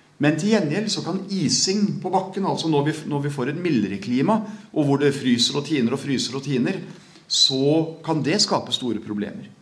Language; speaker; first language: Norwegian; native; Norwegian